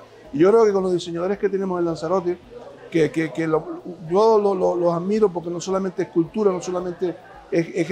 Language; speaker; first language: Spanish; native; Spanish